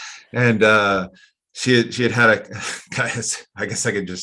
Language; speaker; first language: English; native; English